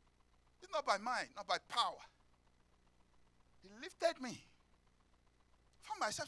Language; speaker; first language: English; non-native, local second language; Yoruba